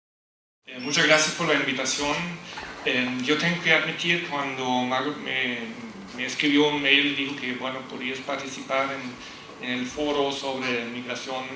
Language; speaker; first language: Spanish; non-native, fluent; German